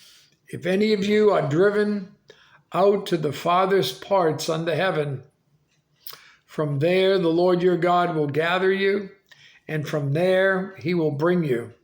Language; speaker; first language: English; native; English